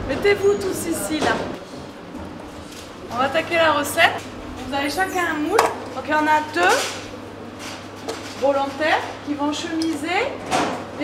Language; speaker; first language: French; native; French